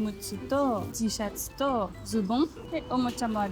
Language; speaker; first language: Japanese; non-native, fluent; French